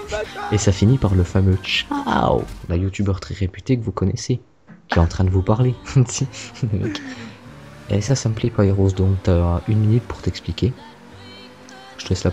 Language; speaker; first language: French; native; French